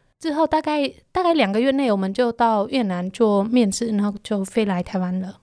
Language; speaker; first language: Chinese; non-native, fluent; Khmer